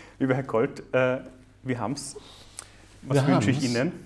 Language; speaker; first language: German; native; German